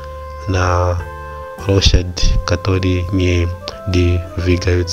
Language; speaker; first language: Russian; non-native, learner; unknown